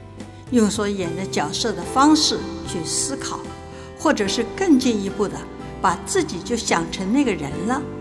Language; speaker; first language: Chinese; native; Chinese